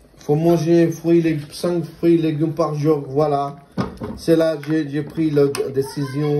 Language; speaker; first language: French; non-native, learner; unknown